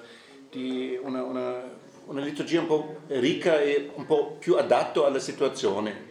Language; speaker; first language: Italian; non-native, fluent; German